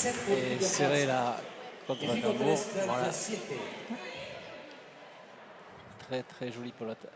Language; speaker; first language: French; native; French